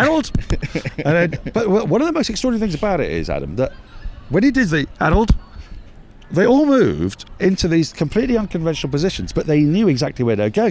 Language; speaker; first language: English; native; English